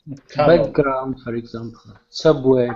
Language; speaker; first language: English; non-native, learner; Portuguese